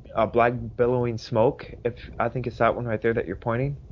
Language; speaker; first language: English; early bilingual, other home language; Russian